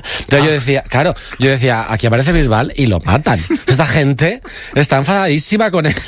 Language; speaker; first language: Spanish; native; Spanish